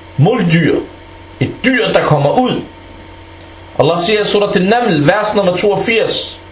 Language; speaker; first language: Danish; early bilingual, other home language; Arabic